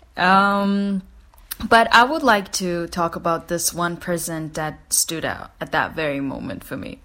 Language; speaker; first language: English; non-native, fluent; Persian